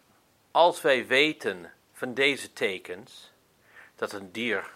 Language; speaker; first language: Dutch; non-native, fluent; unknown